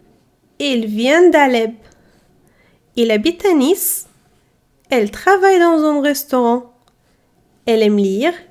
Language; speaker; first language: French; non-native, fluent; Arabic